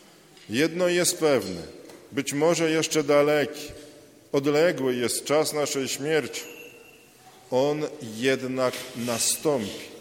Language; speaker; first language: Polish; native; Polish